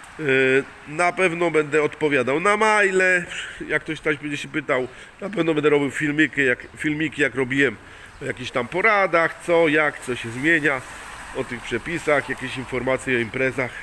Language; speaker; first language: Polish; native; Polish